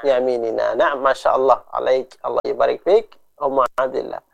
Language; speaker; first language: Arabic; non-native, fluent; Indonesian